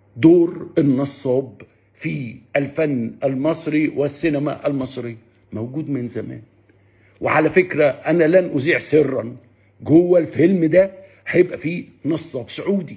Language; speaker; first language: Arabic; native; Arabic